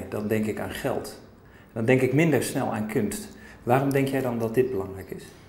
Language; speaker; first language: Dutch; native; Dutch